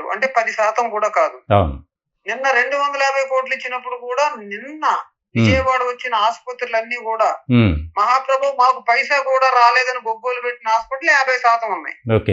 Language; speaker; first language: Telugu; native; Telugu